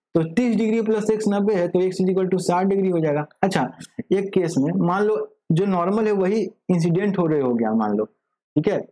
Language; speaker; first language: Hindi; native; Hindi